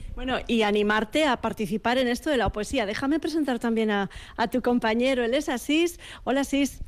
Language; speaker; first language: Spanish; native; Spanish